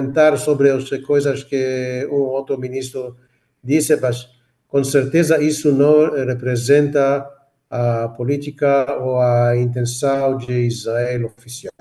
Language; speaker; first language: Portuguese; non-native, fluent; Hebrew